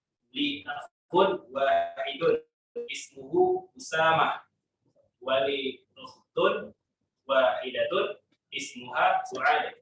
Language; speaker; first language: Arabic; non-native, learner; Indonesian